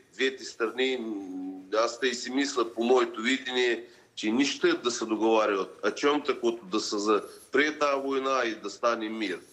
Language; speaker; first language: Bulgarian; early bilingual, heritage; Bulgarian